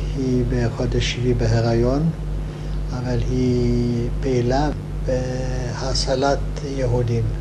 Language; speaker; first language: Hebrew; non-native, fluent; Hungarian